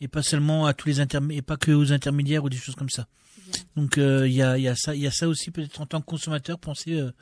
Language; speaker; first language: French; native; French